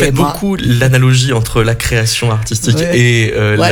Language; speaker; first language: French; native; French